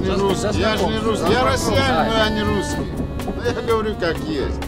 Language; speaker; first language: Russian; non-native, local second language; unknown